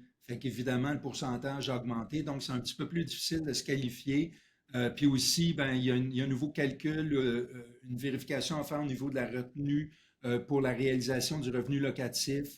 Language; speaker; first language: French; native; French